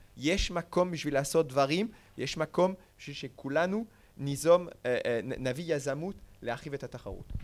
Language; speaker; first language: Hebrew; non-native, fluent; French